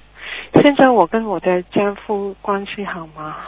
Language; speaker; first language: Chinese; non-native, learner; Cantonese